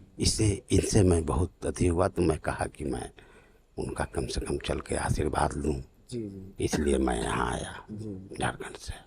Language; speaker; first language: Hindi; native; Hindi